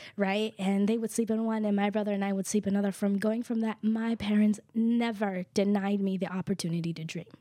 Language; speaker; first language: English; early bilingual, other home language; Kʼicheʼ